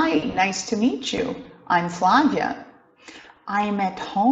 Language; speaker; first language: English; non-native, fluent; Portuguese